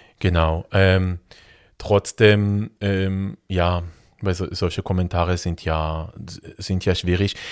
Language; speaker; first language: German; non-native, fluent; Hebrew